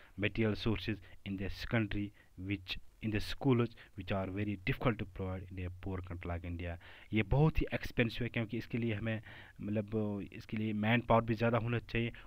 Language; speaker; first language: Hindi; non-native, local second language; Kashmiri